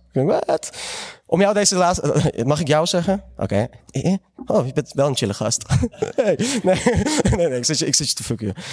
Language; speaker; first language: Dutch; early bilingual, other home language; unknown